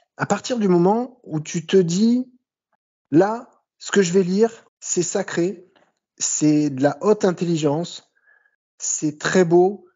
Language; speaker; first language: French; native; French